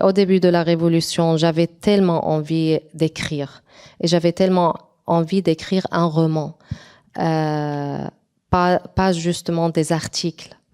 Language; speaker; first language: French; non-native, local second language; Arabic